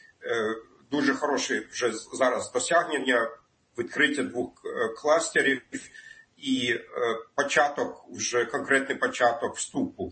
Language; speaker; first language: Ukrainian; non-native, fluent; German